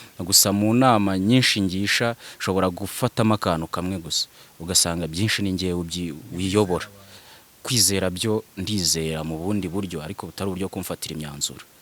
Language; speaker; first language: Kinyarwanda; early bilingual, other home language; Swahili